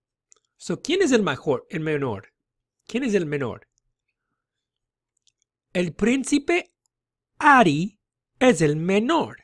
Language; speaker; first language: Spanish; non-native, fluent; English